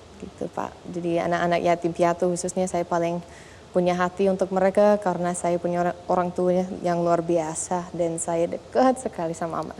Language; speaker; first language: Indonesian; non-native, fluent; English